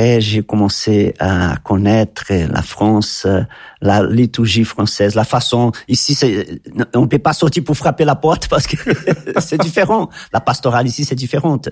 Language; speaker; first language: French; non-native, fluent; Italian